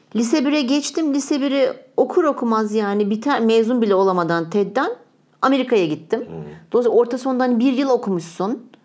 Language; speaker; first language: Turkish; native; Turkish